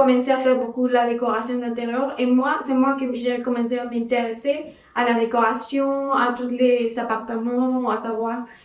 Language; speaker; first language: French; non-native, learner; Spanish